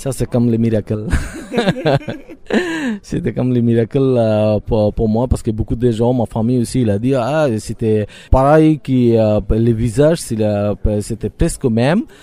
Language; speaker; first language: French; non-native, learner; Bangla